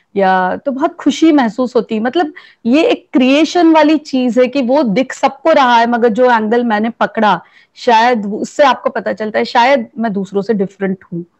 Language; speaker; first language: Hindi; native; Hindi